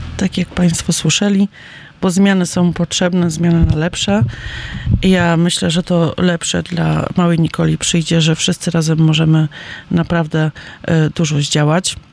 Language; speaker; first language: Polish; native; Polish